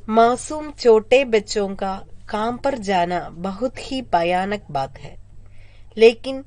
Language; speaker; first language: Hindi; non-native, local second language; Malayalam